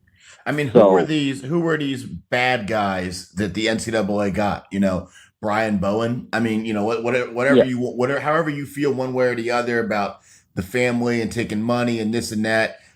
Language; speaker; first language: English; native; English